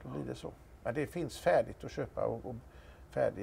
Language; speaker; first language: Swedish; native; Swedish